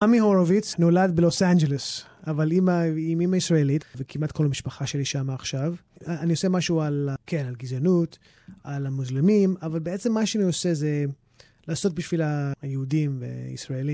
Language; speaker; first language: Hebrew; early bilingual, heritage; English